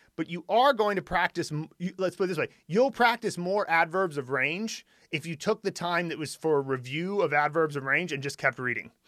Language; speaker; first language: English; native; English